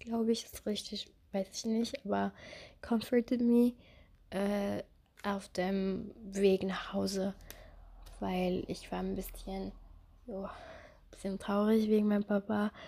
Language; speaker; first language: German; non-native, fluent; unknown